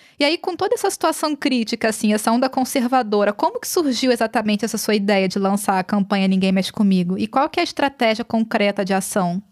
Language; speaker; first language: Portuguese; native; Portuguese